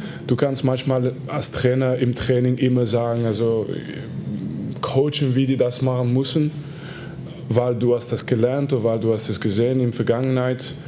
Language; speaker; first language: German; non-native, fluent; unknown